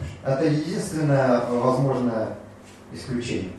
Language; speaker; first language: Russian; native; Russian